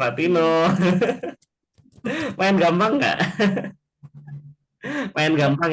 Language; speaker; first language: Indonesian; native; Indonesian